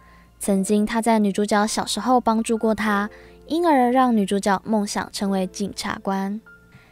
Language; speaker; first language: Chinese; native; Chinese